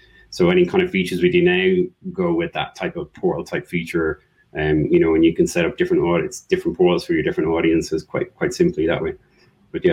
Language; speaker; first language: English; native; English